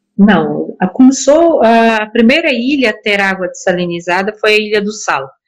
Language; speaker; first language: Portuguese; non-native, local second language; Kabuverdianu